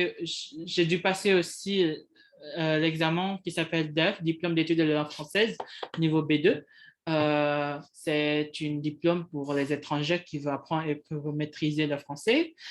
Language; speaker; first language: French; non-native, fluent; Indonesian